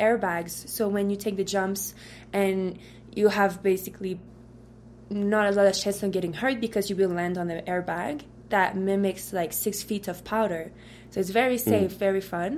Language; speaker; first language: English; non-native, fluent; French